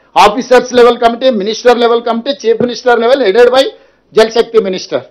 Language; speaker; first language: English; non-native, local second language; Telugu